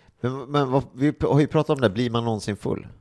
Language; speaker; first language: Swedish; native; Swedish